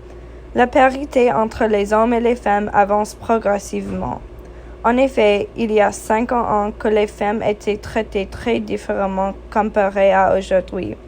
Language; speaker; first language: French; non-native, fluent; English